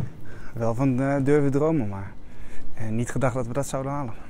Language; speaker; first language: Dutch; native; Dutch